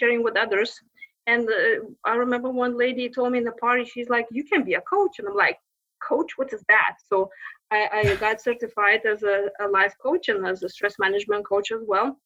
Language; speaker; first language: English; non-native, fluent; Lithuanian